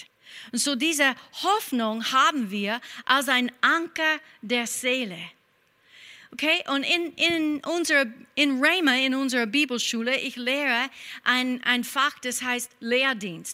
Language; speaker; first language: German; non-native, fluent; English